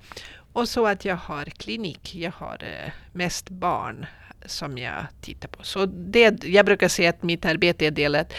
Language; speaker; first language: Swedish; non-native, fluent; Portuguese